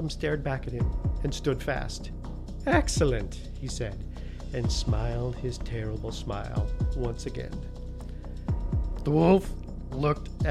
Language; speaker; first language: English; native; English